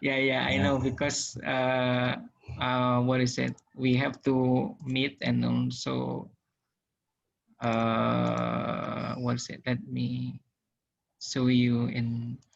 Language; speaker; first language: English; non-native, learner; Indonesian